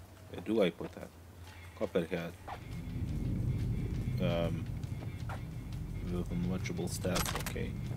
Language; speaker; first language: English; non-native, fluent; Lithuanian